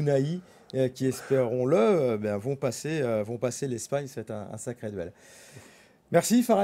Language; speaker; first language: French; native; French